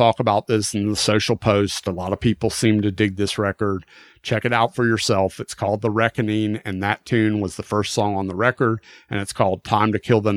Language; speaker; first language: English; native; English